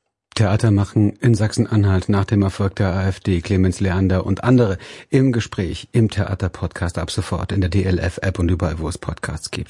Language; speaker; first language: German; native; German